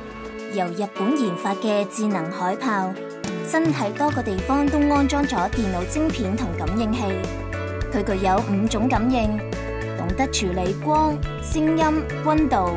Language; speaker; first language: Cantonese; native; Cantonese